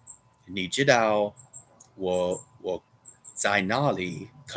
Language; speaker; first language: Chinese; non-native, learner; English